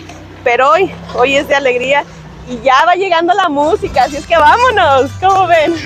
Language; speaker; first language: Spanish; native; Spanish